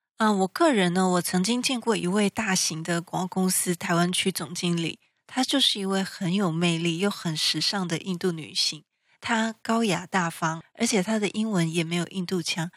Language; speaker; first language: Chinese; native; Chinese